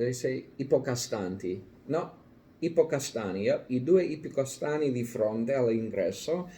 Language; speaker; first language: Italian; non-native, learner; English